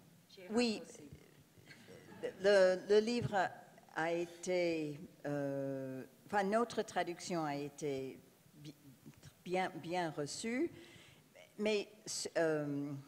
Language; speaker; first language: French; non-native, fluent; English